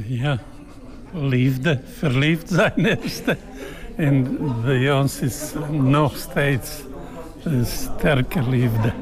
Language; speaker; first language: Dutch; non-native, learner; Bosnian